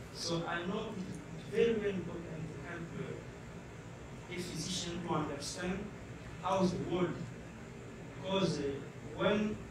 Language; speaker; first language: English; non-native, fluent; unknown